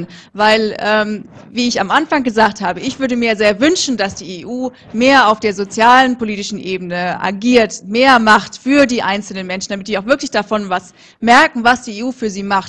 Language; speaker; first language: German; native; German